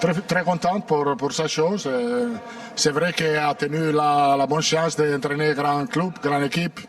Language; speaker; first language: French; non-native, learner; Italian